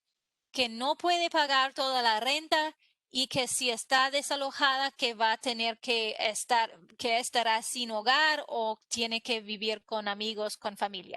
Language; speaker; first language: Spanish; non-native, fluent; English